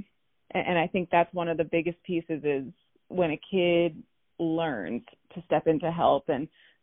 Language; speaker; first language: English; native; English